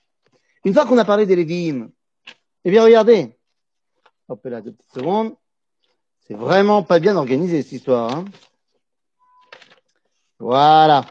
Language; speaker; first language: French; native; French